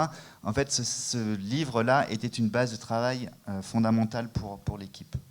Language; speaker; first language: French; native; French